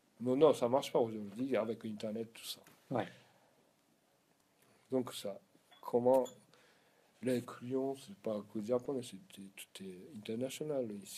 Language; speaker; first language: French; non-native, learner; Japanese